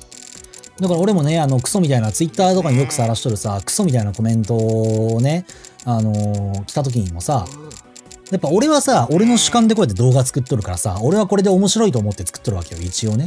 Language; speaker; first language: Japanese; native; Japanese